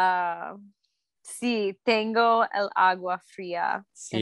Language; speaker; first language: Spanish; non-native, learner; English